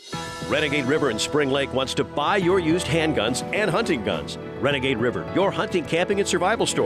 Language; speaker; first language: English; native; English